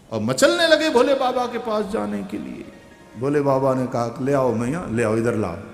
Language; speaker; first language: Hindi; non-native, local second language; Gujarati